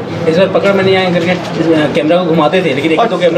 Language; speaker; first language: Hindi; native; Hindi